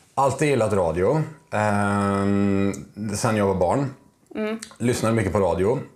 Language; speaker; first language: Swedish; native; Swedish